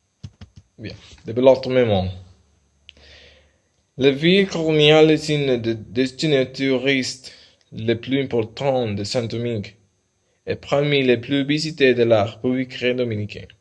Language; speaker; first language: French; non-native, learner; Spanish